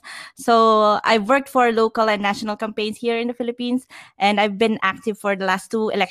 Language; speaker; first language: English; non-native, local second language; Filipino